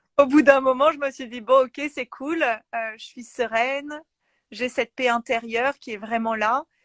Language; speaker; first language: French; native; French